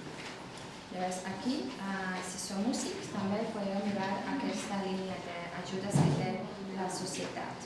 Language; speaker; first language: Catalan; non-native, fluent; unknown